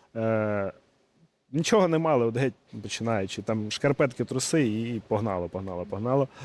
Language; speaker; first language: Ukrainian; non-native, local second language; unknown